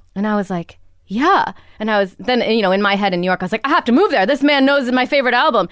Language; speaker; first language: English; native; English